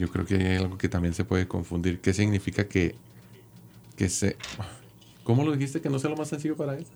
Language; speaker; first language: Spanish; native; Spanish